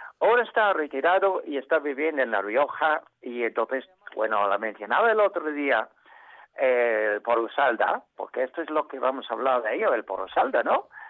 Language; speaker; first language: Spanish; non-native, fluent; English